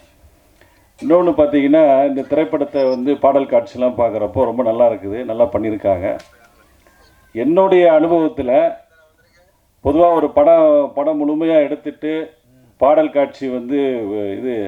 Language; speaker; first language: Tamil; native; Tamil